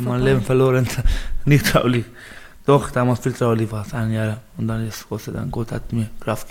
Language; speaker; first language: German; non-native, learner; Baluchi